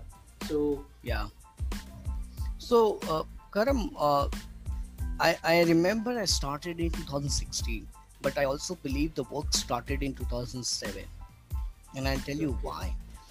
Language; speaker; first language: English; non-native, local second language; Hindi